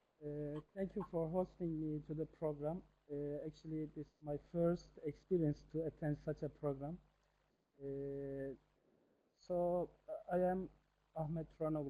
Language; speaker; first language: English; non-native, fluent; Turkish